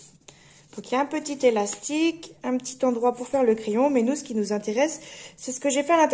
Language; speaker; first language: French; native; French